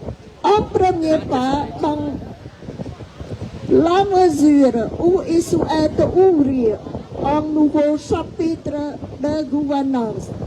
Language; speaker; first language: French; non-native, fluent; Khmer